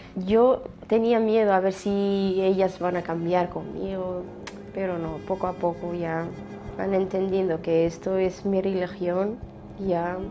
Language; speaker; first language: Spanish; non-native, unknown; Riffian